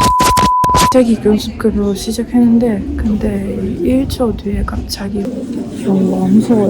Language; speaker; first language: Korean; non-native, learner; Ukrainian